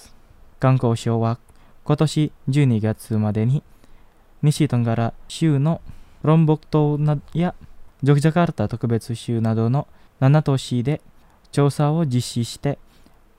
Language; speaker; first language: Japanese; non-native, fluent; Indonesian